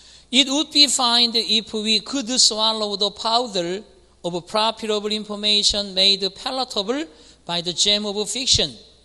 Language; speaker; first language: English; non-native, fluent; Korean